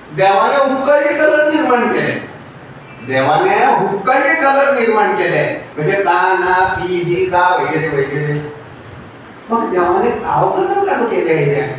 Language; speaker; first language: Marathi; native; Marathi